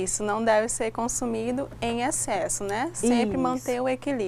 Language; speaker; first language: Portuguese; native; Portuguese